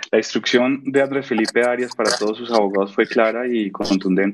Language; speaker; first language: Spanish; native; Spanish